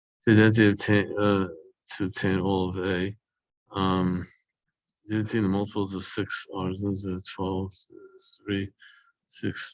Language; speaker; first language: English; native; English